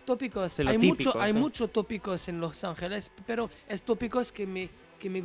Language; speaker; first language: Spanish; non-native, learner; French